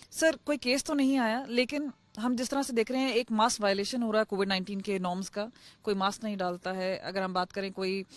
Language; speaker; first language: Hindi; native; Hindi